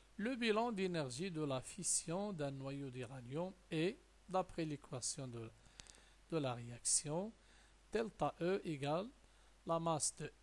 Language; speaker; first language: French; non-native, local second language; Arabic